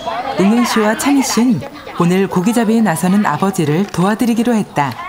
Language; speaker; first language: Korean; native; Korean